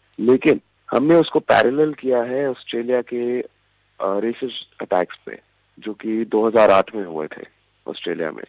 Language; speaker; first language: Hindi; native; Hindi